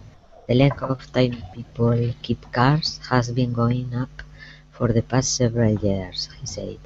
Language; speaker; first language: English; non-native, learner; Spanish